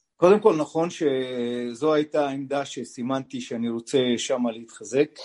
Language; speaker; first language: Hebrew; native; Hebrew